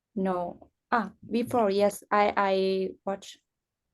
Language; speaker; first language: English; non-native, learner; Vietnamese